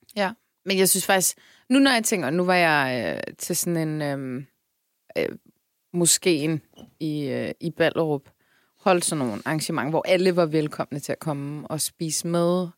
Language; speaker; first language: Danish; early bilingual, other home language; Turkish